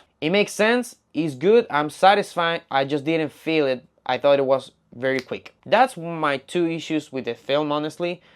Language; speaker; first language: English; non-native, fluent; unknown